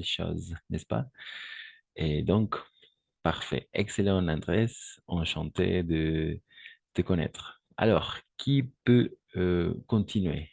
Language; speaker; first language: French; non-native, fluent; Spanish